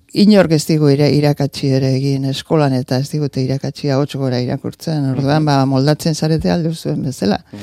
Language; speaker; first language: Basque; native; Basque